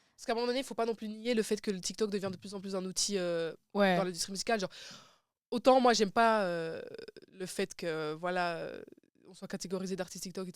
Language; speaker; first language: French; native; French